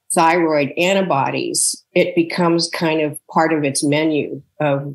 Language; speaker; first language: English; native; English